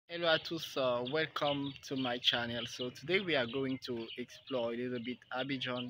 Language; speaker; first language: English; non-native, fluent; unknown